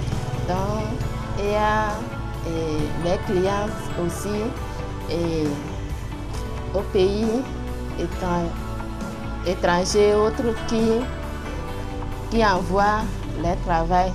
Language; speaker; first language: French; non-native, local second language; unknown